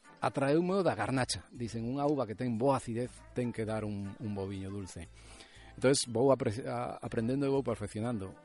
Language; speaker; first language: Galician; native; Galician